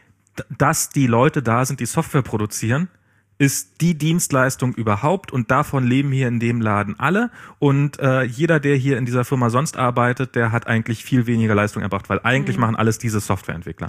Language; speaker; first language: German; native; German